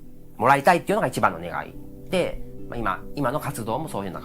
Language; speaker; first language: Japanese; native; Japanese